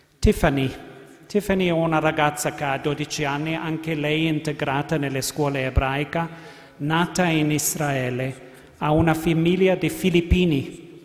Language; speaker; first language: Italian; non-native, learner; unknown